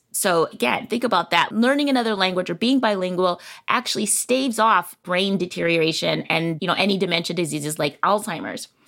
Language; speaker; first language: English; native; English